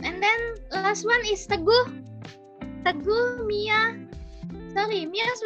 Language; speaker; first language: English; non-native, fluent; Indonesian